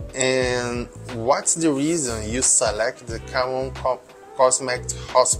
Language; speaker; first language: English; non-native, learner; Portuguese